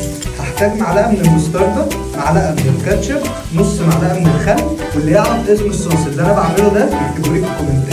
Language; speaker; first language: Arabic; native; Arabic